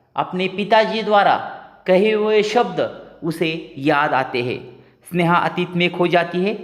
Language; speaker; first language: Hindi; non-native, local second language; Marathi